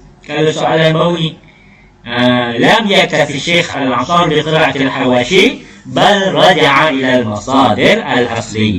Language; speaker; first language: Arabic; non-native, fluent; Malay